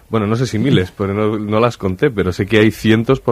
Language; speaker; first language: Spanish; native; Spanish